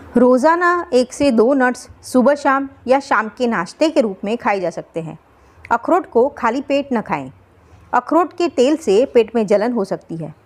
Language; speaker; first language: Hindi; non-native, local second language; Gujarati